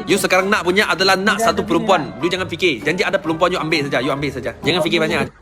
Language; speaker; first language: Malay; non-native, local second language; Chinese